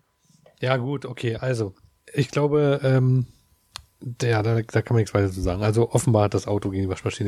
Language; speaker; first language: German; native; German